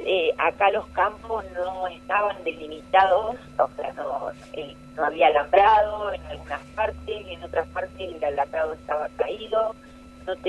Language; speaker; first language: Spanish; native; Spanish